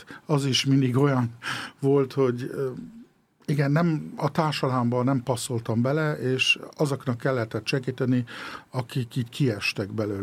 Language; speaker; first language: Hungarian; early bilingual, heritage; Hungarian